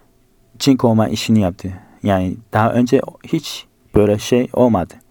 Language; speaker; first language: Turkish; non-native, fluent; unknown